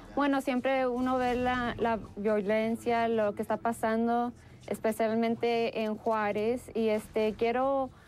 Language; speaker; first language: Spanish; native; Spanish